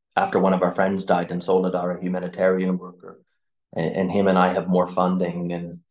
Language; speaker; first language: English; native; English